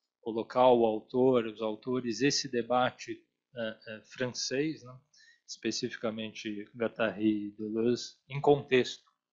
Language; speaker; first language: Portuguese; native; Portuguese